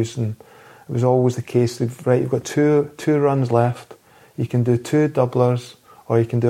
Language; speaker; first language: English; native; English